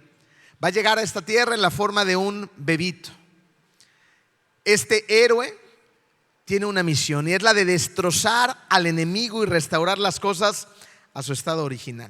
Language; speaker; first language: Spanish; native; Spanish